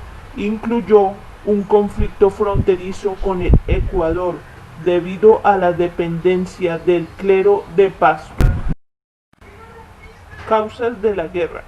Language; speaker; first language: Spanish; native; Spanish